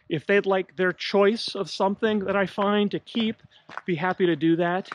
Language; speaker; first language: English; native; English